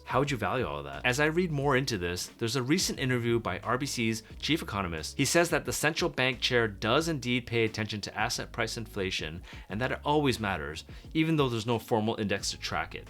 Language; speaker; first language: English; native; English